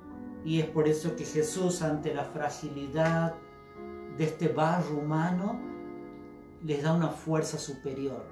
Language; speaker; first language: Spanish; native; Spanish